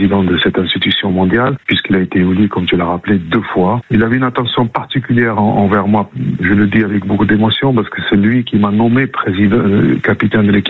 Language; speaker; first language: French; non-native, local second language; Arabic